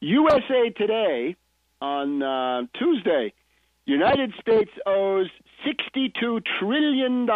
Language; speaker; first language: English; native; English